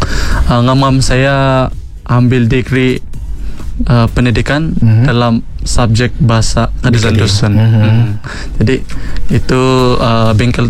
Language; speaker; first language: Malay; non-native, local second language; Central Dusun